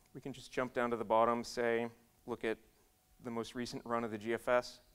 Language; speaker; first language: English; native; English